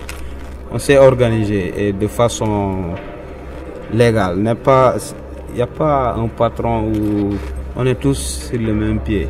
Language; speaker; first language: French; non-native, local second language; Wolof